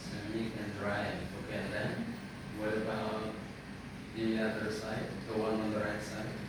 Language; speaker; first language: English; non-native, fluent; Indonesian